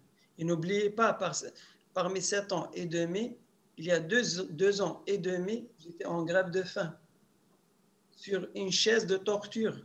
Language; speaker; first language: French; non-native, local second language; Arabic